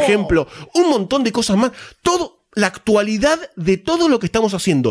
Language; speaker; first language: Spanish; native; Spanish